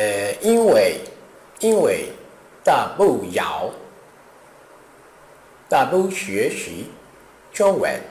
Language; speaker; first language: Chinese; non-native, learner; Portuguese